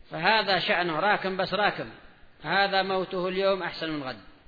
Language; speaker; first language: Arabic; native; Arabic